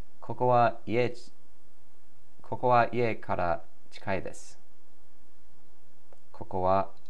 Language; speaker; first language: Japanese; non-native, learner; English